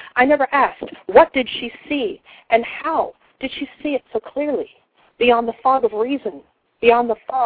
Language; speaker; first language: English; native; English